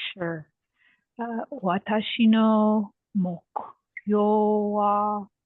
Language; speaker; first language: Japanese; non-native, learner; English